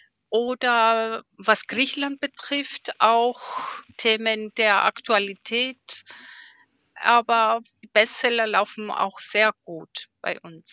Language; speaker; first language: German; early bilingual, heritage; German